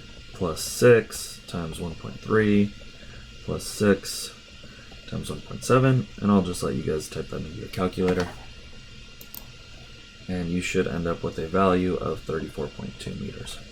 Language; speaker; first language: English; native; English